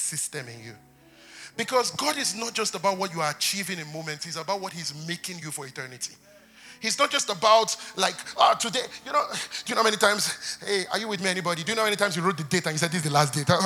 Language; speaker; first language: English; non-native, local second language; Yoruba